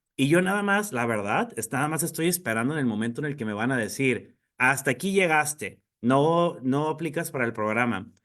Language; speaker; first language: Spanish; native; Spanish